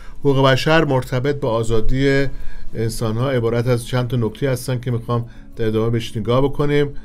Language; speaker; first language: Persian; native; Persian